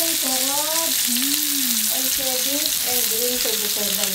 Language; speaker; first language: English; non-native, learner; Indonesian